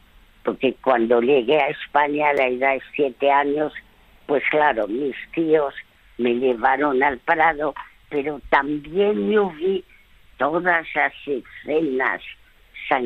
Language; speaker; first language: Spanish; early bilingual, other home language; French